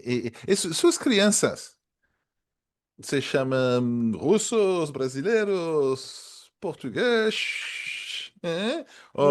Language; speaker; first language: Portuguese; non-native, fluent; French